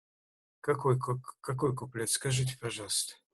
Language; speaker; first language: Russian; native; Russian